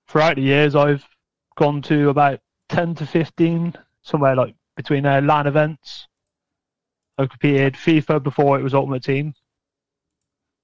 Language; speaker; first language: English; native; English